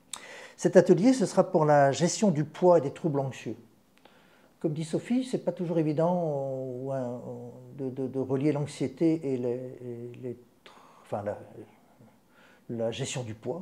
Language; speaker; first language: French; native; French